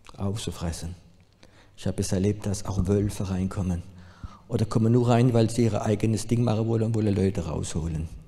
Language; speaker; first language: German; non-native, fluent; French